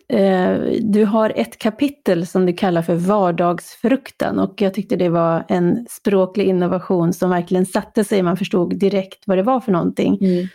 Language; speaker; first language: Swedish; native; Swedish